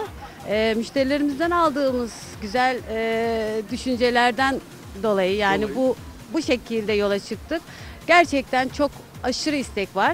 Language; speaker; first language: Turkish; native; Turkish